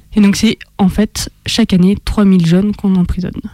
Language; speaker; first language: French; native; French